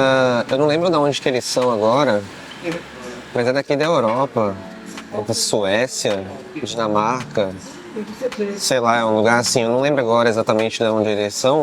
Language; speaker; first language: Portuguese; native; Portuguese